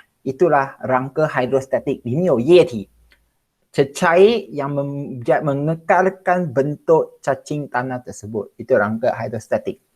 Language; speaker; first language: Malay; non-native, local second language; Chinese